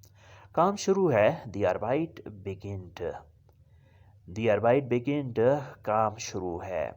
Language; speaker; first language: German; non-native, learner; Urdu